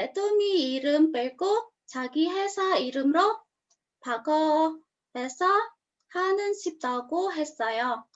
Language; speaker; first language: Korean; non-native, learner; Khmer